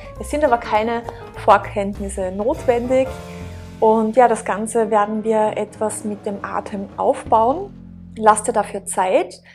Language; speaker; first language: German; native; German